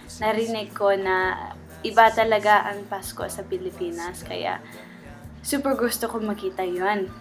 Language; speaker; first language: Filipino; early bilingual, heritage; Filipino